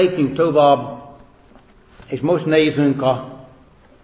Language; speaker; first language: Hungarian; non-native, fluent; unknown